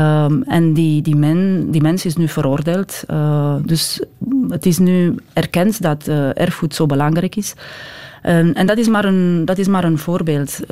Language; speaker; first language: Dutch; non-native, fluent; Romanian